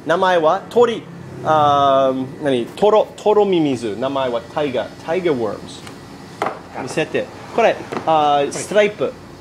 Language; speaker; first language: Japanese; non-native, learner; English